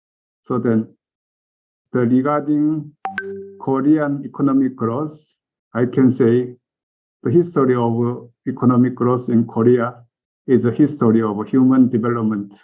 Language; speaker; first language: English; non-native, learner; Korean